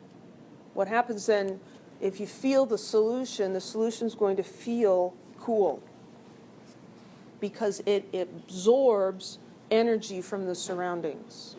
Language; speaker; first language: English; native; English